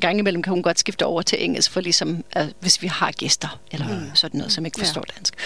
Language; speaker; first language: Danish; non-native, fluent; English